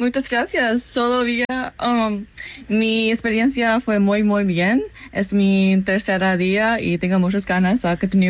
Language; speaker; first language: Spanish; non-native, learner; English